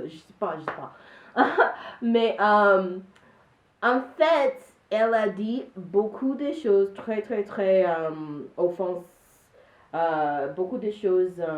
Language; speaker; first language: French; non-native, learner; English